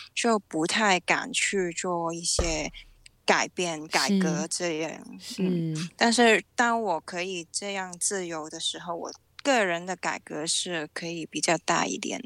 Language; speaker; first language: Chinese; non-native, local second language; Cantonese